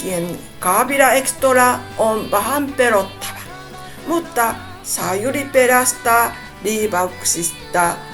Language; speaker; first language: Finnish; non-native, learner; Japanese